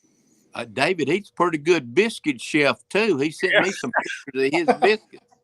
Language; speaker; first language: English; native; English